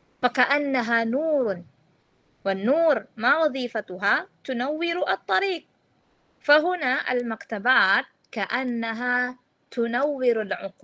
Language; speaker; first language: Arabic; non-native, fluent; Indonesian